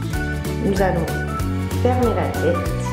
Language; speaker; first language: French; native; French